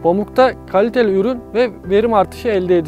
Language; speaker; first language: Turkish; native; Turkish